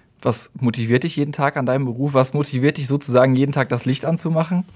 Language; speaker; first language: German; native; German